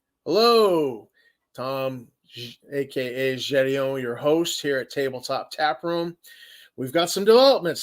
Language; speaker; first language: English; native; English